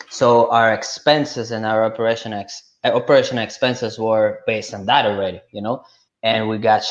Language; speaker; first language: English; non-native, fluent; Russian